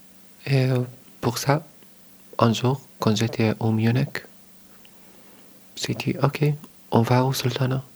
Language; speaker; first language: French; non-native, learner; Arabic